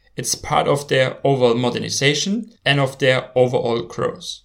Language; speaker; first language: English; non-native, fluent; German